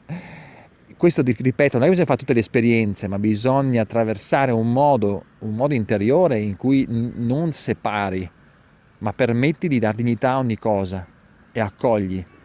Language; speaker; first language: Italian; native; Italian